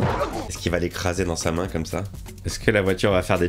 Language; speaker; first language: French; native; French